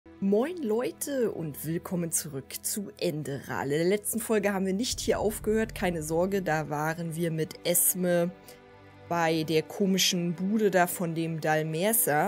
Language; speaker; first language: German; native; German